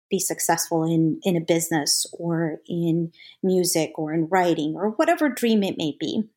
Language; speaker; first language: English; native; English